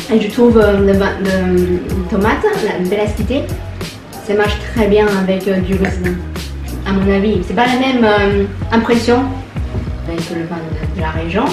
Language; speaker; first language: French; non-native, learner; Chinese